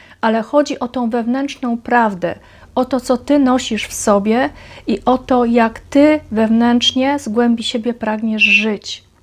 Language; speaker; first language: Polish; native; Polish